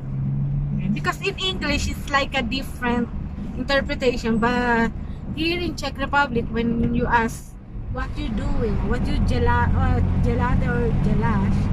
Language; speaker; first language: English; non-native, local second language; Filipino